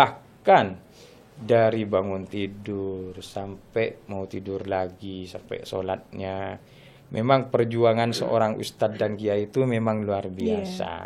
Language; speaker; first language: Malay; non-native, local second language; Madurese